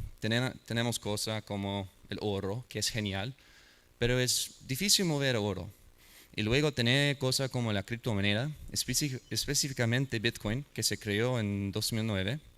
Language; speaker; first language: Spanish; non-native, learner; English